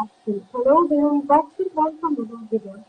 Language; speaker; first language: Indonesian; non-native, learner; Turkish